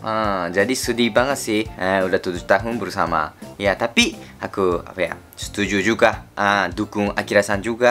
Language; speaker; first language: Indonesian; non-native, fluent; Japanese